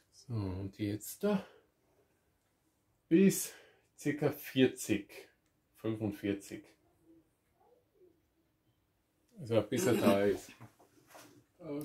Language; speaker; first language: German; native; German